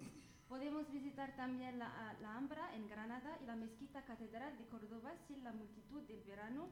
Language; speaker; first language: Spanish; non-native, learner; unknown